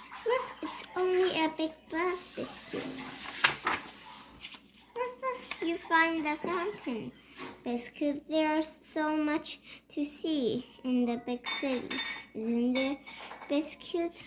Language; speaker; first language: English; early bilingual, heritage; Chinese